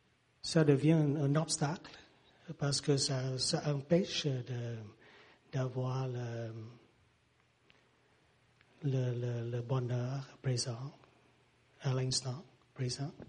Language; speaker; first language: French; non-native, learner; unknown